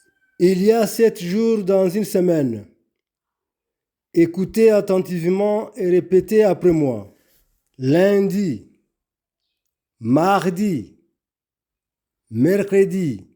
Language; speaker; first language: French; non-native, local second language; Kinyarwanda